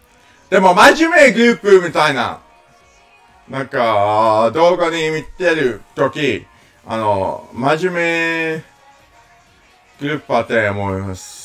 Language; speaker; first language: Japanese; non-native, learner; English